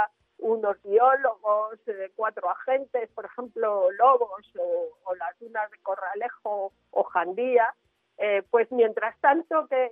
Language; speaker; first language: Spanish; native; Spanish